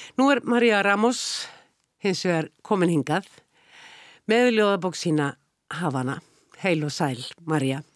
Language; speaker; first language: Icelandic; native; Icelandic